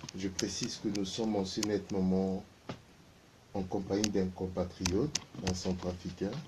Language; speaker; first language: French; non-native, local second language; Sango